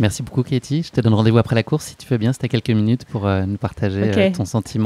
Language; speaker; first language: French; native; French